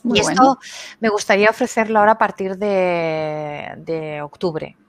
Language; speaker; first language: Spanish; native; Spanish